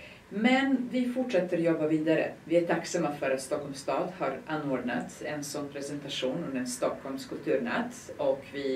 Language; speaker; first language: Swedish; non-native, fluent; Serbian